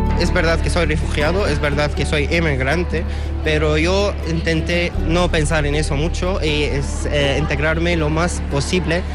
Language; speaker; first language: Spanish; non-native, fluent; Arabic